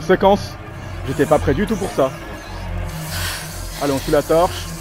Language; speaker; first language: French; native; French